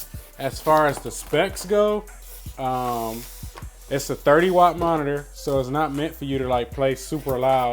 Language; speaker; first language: English; native; English